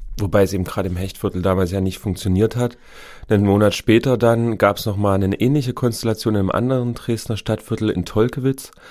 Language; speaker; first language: German; native; German